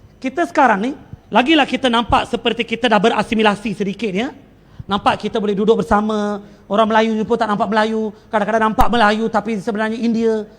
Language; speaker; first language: Malay; non-native, local second language; Tamil